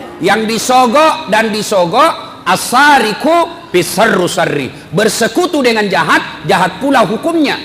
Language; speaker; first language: Indonesian; non-native, local second language; Buginese